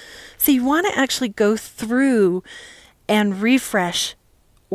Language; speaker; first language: English; native; English